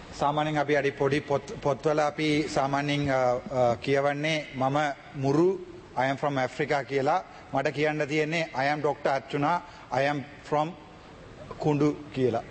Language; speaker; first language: Sinhala; non-native, local second language; Tamil